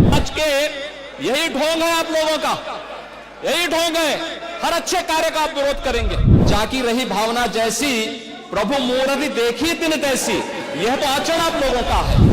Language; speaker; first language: Hindi; native; Hindi